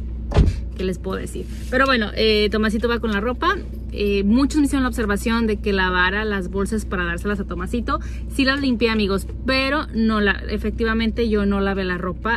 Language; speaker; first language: Spanish; native; Spanish